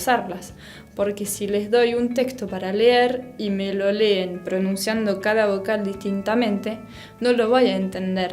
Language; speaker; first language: Spanish; non-native, fluent; French